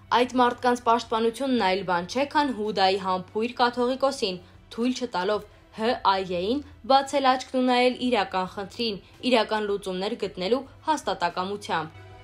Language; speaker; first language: Armenian; native; Armenian